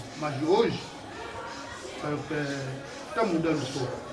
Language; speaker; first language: Portuguese; non-native, learner; Lingala